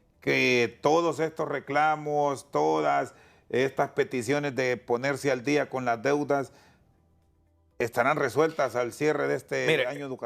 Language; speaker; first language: Spanish; native; Spanish